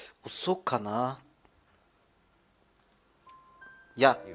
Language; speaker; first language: Japanese; non-native, learner; German